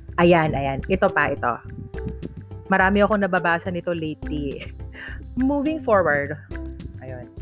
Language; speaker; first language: Filipino; non-native, local second language; Iloko